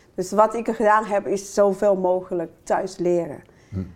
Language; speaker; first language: Dutch; non-native, fluent; Chinese